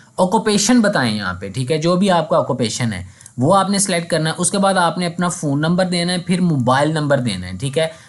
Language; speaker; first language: Urdu; non-native, local second language; Punjabi